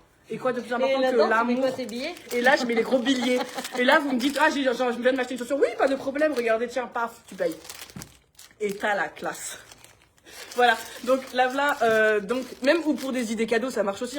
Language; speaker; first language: French; native; French